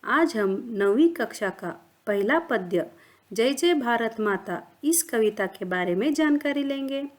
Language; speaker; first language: Hindi; non-native, local second language; Kannada